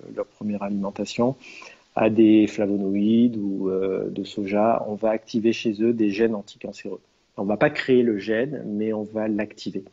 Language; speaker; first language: French; native; French